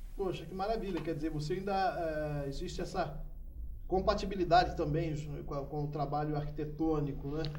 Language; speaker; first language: Portuguese; native; Portuguese